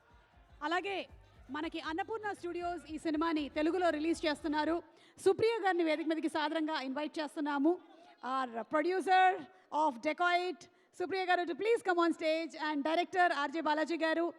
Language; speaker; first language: Telugu; native; Telugu